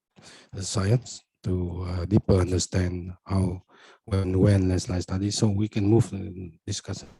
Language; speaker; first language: English; non-native, fluent; Vietnamese